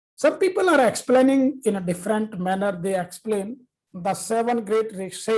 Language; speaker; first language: English; non-native, local second language; Hindi